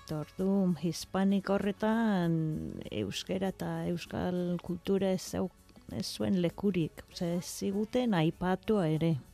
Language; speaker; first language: Basque; non-native, fluent; English